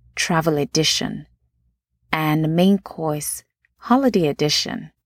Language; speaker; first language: English; non-native, local second language; Yoruba